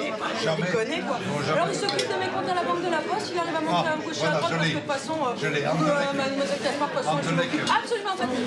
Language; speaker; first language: French; native; French